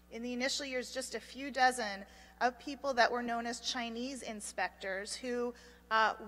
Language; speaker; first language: English; native; English